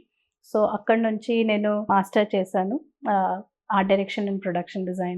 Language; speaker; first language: Telugu; non-native, learner; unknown